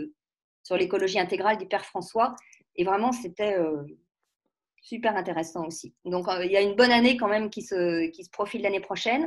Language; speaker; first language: French; native; French